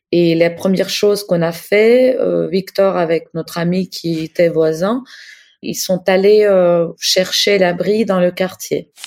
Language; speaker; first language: French; non-native, fluent; Ukrainian